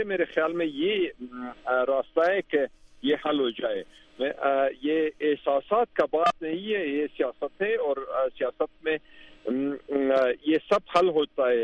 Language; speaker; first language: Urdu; non-native, fluent; Pashto